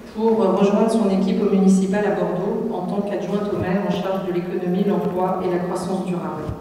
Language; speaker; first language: French; native; French